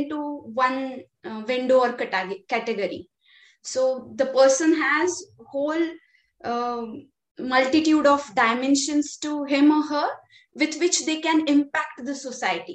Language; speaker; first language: English; non-native, local second language; Marathi